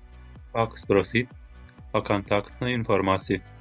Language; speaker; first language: Russian; non-native, fluent; Turkmen